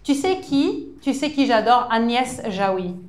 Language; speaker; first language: French; early bilingual, heritage; English